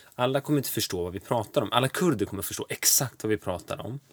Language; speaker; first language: Swedish; non-native, local second language; Kurdish